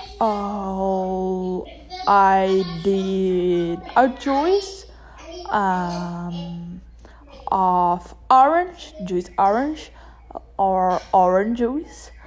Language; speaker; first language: English; non-native, learner; Portuguese